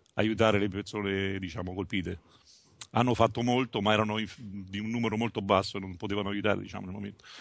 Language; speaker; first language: Italian; native; Italian